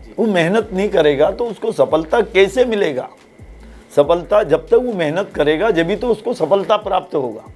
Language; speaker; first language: Hindi; native; Hindi